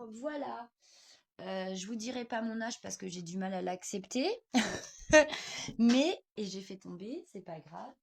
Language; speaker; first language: French; native; French